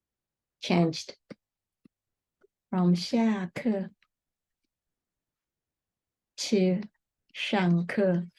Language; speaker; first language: English; non-native, fluent; Chinese